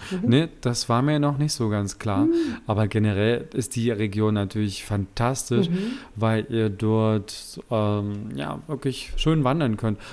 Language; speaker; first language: German; native; German